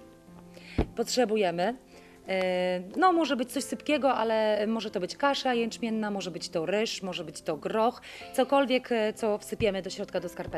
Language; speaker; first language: Polish; native; Polish